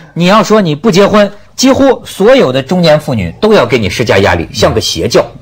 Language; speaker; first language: Chinese; native; Chinese